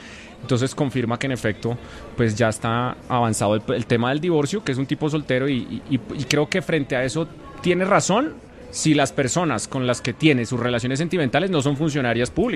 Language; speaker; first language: Spanish; native; Spanish